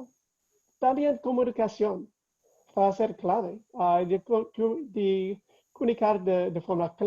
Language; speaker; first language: Spanish; non-native, fluent; English